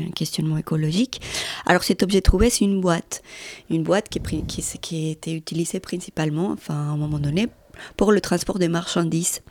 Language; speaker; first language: French; non-native, fluent; Spanish